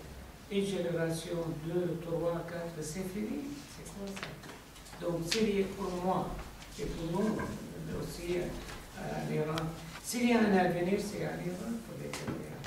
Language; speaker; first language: French; non-native, fluent; Arabic